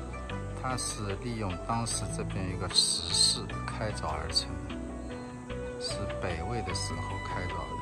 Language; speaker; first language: Chinese; native; Chinese